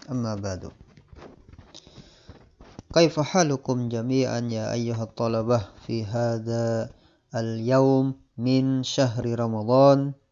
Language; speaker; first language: Arabic; non-native, fluent; Indonesian